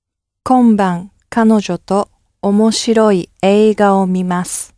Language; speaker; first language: Japanese; non-native, learner; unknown